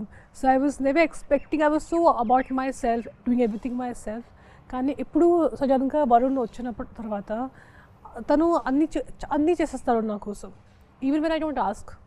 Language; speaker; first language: Telugu; non-native, fluent; Hindi